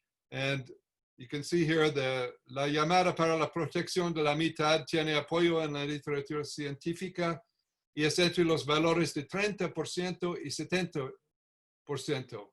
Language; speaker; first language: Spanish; non-native, learner; English